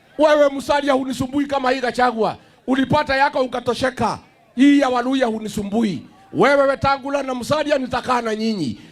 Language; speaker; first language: Swahili; non-native, local second language; Kikuyu